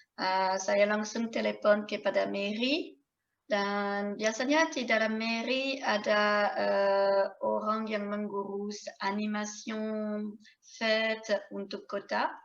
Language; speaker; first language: Indonesian; non-native, fluent; French